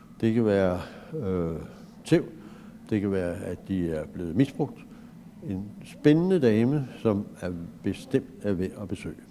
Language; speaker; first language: Danish; native; Danish